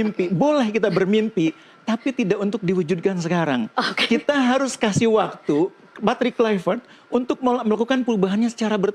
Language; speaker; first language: Indonesian; native; Indonesian